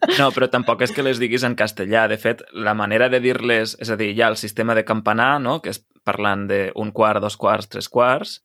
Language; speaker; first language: Catalan; native; Catalan